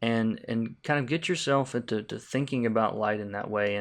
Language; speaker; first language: English; native; English